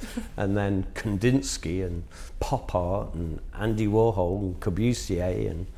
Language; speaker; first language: English; native; English